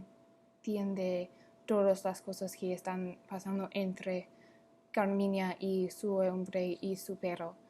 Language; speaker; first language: Spanish; non-native, learner; English